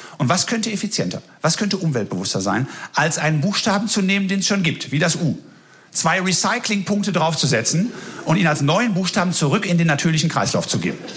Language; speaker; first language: German; native; German